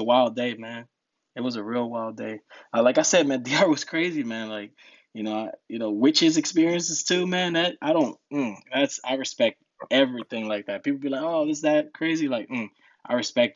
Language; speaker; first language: English; early bilingual, other home language; Spanish